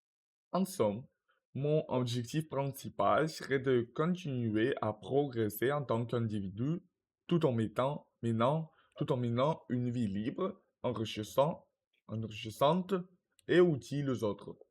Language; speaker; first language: French; non-native, learner; Russian